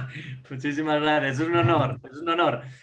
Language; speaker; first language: Spanish; native; Spanish